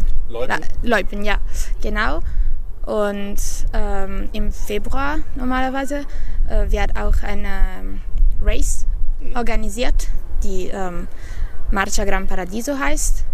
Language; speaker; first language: German; non-native, fluent; Italian